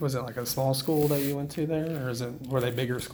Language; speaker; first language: English; native; English